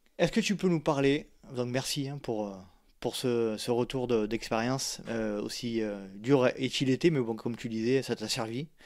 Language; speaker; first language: French; native; French